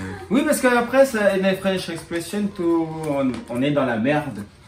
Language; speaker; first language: French; native; French